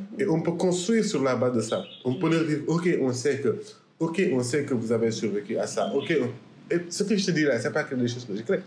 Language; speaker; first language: French; non-native, local second language; Wolof